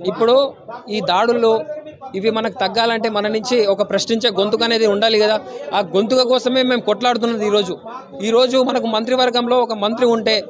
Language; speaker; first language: Telugu; non-native, local second language; Lambadi